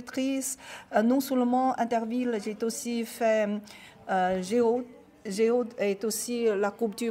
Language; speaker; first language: French; non-native, learner; Chinese